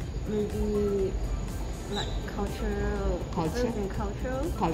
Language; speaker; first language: English; non-native, fluent; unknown